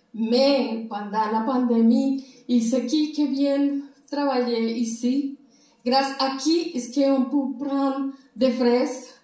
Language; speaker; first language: French; non-native, learner; Spanish